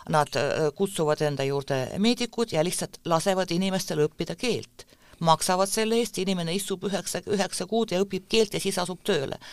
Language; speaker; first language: Estonian; non-native, local second language; Russian